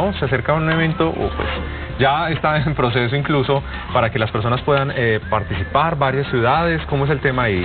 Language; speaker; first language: Spanish; native; Spanish